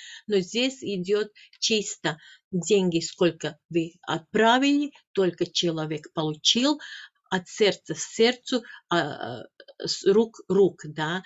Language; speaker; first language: Russian; non-native, fluent; Latvian